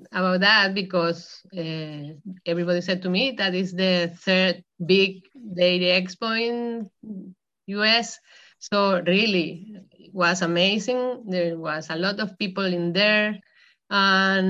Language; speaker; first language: English; non-native, fluent; Spanish